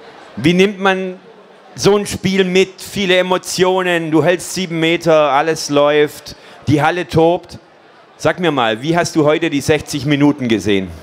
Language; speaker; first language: German; native; German